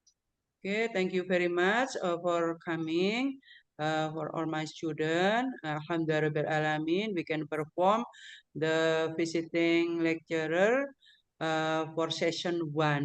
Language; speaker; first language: English; non-native, learner; Indonesian